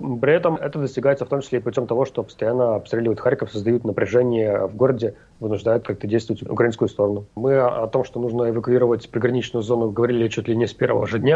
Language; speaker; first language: Russian; native; Russian